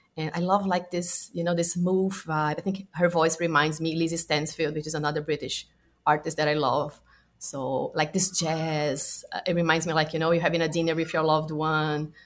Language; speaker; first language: English; non-native, fluent; Portuguese